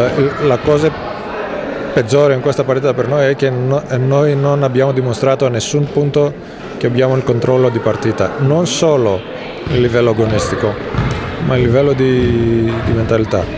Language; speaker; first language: Italian; non-native, fluent; Greek